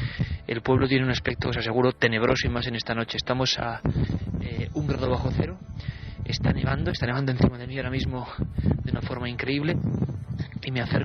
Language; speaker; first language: Spanish; native; Spanish